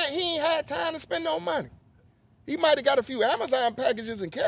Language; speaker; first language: English; native; English